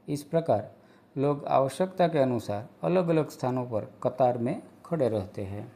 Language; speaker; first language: Hindi; non-native, local second language; Gujarati